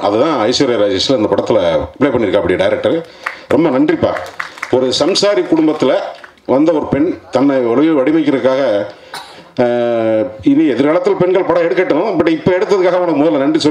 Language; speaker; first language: Tamil; native; Tamil